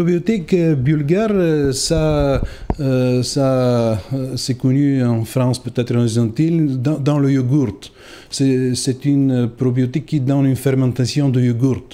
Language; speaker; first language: French; non-native, fluent; Bulgarian